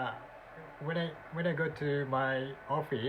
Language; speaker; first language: English; non-native, learner; Japanese